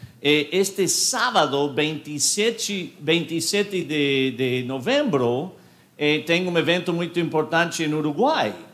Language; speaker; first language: Portuguese; non-native, fluent; English